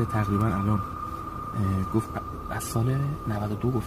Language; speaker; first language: Persian; native; Persian